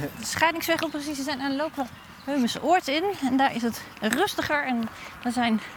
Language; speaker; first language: Dutch; native; Dutch